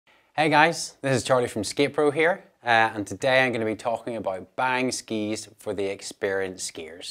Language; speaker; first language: English; native; English